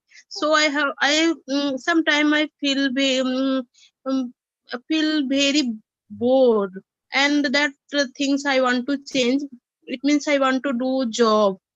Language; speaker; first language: English; non-native, learner; Hindi